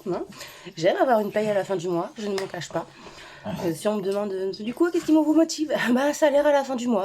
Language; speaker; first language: French; native; French